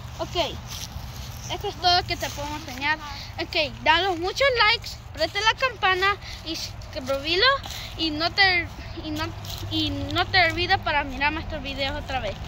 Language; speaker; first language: Spanish; early bilingual, heritage; Spanish